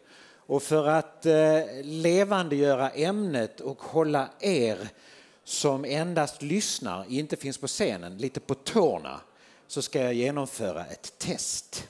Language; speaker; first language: Swedish; native; Swedish